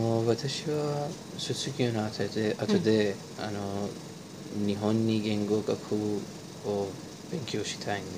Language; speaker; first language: Japanese; non-native, learner; Persian